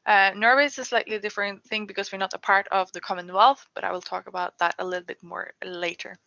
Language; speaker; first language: English; non-native, fluent; Norwegian